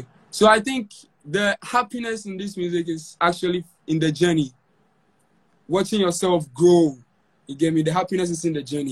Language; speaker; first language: English; non-native, local second language; Akan